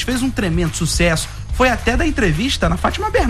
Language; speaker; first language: Portuguese; native; Portuguese